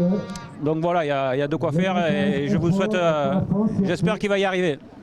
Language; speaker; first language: French; native; French